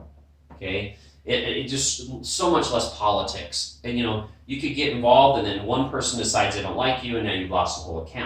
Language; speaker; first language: English; native; English